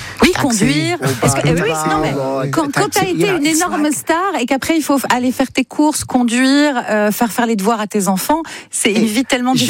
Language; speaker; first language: French; native; French